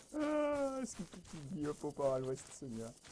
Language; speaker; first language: French; native; French